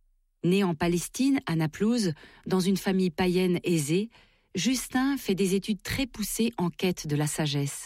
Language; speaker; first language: French; native; French